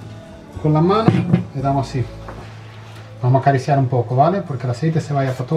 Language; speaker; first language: Spanish; non-native, fluent; Italian